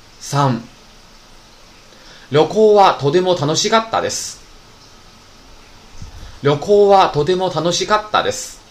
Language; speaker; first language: Japanese; non-native, fluent; Chinese